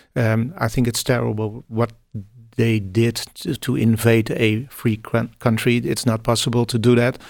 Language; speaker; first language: English; non-native, fluent; Dutch